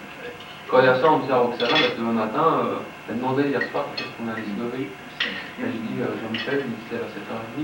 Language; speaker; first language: French; native; French